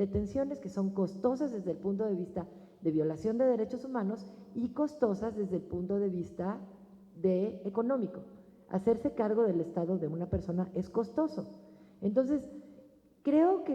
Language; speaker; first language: Spanish; native; Spanish